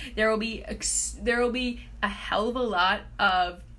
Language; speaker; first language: English; native; English